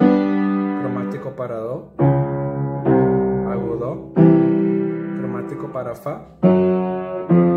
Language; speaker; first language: Spanish; native; Spanish